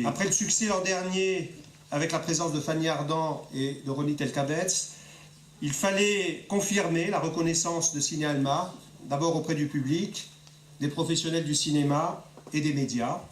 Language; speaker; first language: French; native; French